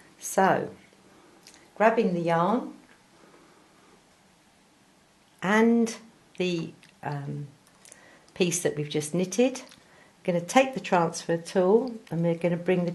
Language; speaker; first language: English; native; English